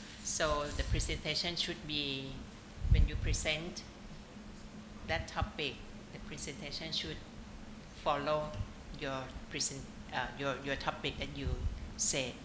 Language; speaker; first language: English; non-native, learner; Thai